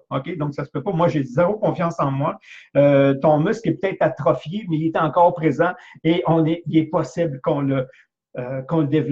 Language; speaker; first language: French; native; French